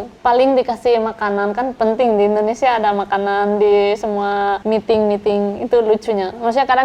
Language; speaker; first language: Indonesian; non-native, fluent; Spanish